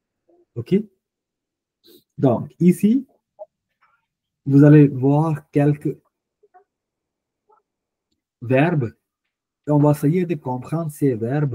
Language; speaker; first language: French; non-native, fluent; Hindi